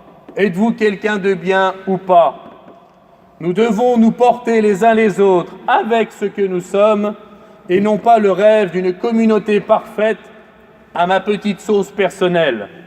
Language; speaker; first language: French; native; French